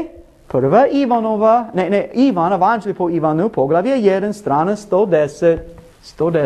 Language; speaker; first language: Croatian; non-native, learner; English